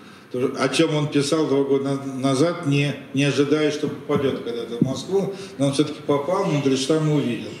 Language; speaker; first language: Russian; native; Russian